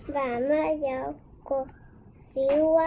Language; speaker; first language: Chinese; non-native, local second language; Cantonese